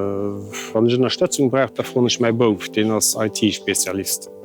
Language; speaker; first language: German; non-native, local second language; Luxembourgish